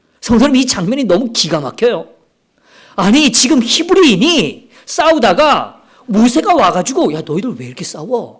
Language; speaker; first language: Korean; native; Korean